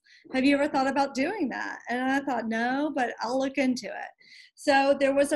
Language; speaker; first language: English; native; English